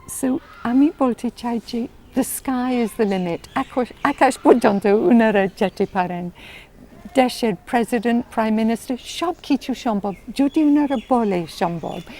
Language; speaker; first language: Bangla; non-native, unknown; English